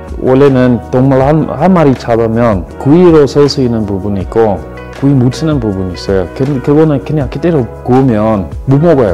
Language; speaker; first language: Korean; non-native, fluent; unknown